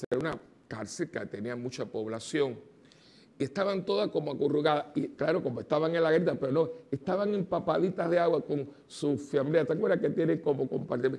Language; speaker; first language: Spanish; native; Spanish